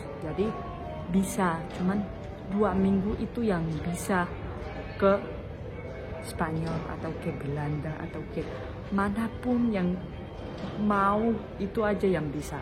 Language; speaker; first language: Indonesian; non-native, fluent; Spanish